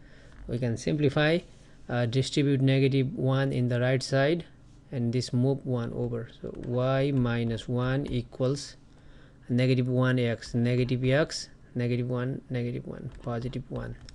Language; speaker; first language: English; non-native, fluent; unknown